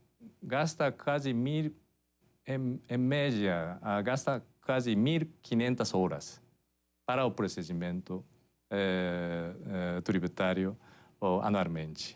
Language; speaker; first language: Portuguese; non-native, fluent; Japanese